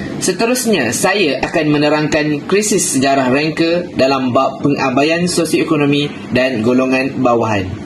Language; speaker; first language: Malay; native; Malay